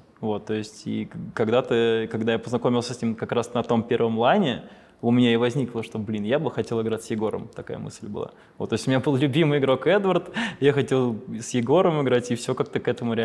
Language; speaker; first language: Russian; native; Russian